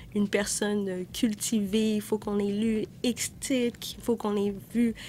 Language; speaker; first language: French; native; French